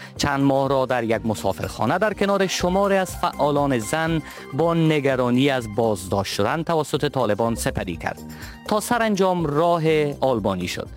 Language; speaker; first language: Persian; native; Persian